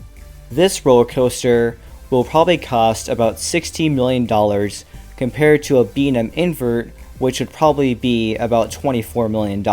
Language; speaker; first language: English; native; English